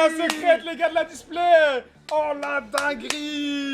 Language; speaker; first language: French; native; French